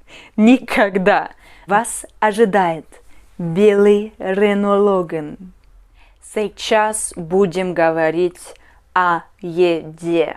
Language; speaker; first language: Russian; non-native, learner; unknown